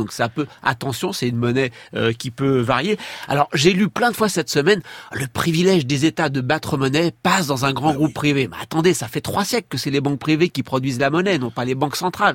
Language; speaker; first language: French; native; French